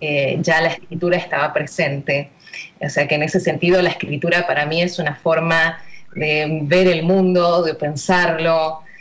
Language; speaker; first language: Spanish; native; Spanish